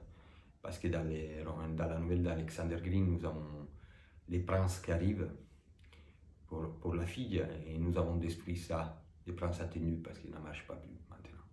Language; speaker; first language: French; non-native, fluent; Italian